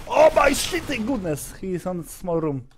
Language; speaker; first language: English; non-native, learner; Polish